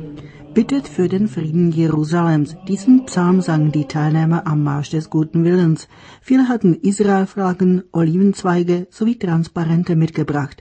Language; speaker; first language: German; native; German